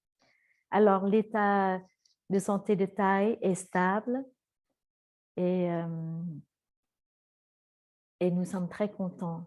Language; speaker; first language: French; non-native, fluent; Vietnamese